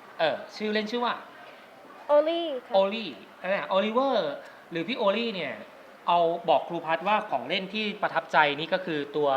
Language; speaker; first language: Thai; native; Thai